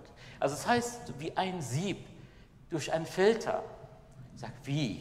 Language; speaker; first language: German; non-native, fluent; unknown